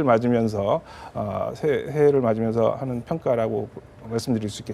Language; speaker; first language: Korean; native; Korean